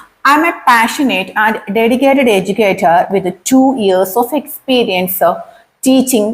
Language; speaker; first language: English; non-native, local second language; Malayalam